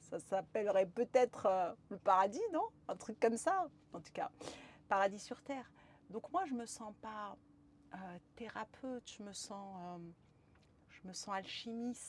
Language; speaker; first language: French; native; French